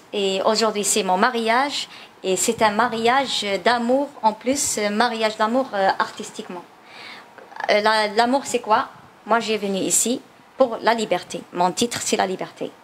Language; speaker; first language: French; non-native, learner; Chinese